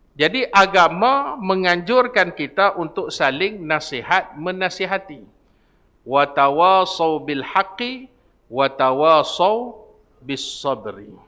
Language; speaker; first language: Malay; native; Malay